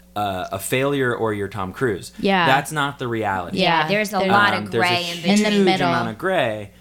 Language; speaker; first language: English; native; English